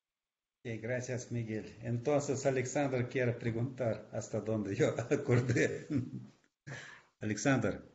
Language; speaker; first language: Spanish; non-native, fluent; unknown